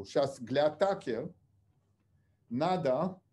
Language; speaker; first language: Russian; early bilingual, heritage; Russian